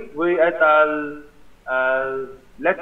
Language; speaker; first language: Russian; non-native, learner; Vietnamese